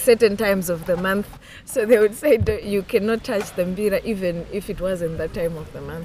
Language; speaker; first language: English; non-native, local second language; Shona